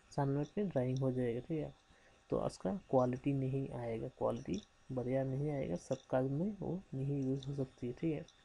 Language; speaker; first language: Hindi; non-native, local second language; Bangla